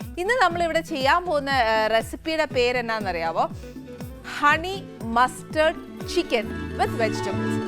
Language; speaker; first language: Malayalam; native; Malayalam